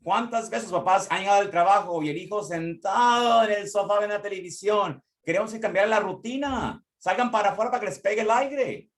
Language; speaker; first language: Spanish; early bilingual, heritage; Spanish